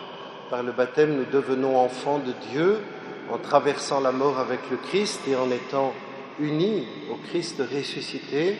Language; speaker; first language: French; native; French